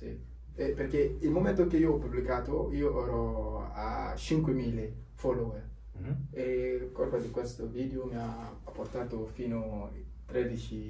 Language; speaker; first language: Italian; non-native, learner; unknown